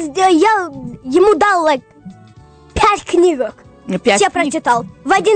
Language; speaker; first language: Russian; early bilingual, heritage; Russian